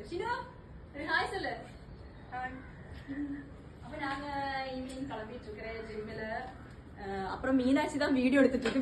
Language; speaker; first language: Tamil; non-native, learner; Malayalam